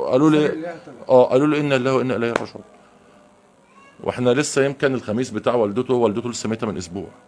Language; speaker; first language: Arabic; native; Arabic